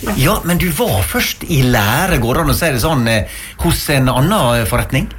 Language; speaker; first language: Norwegian; native; Norwegian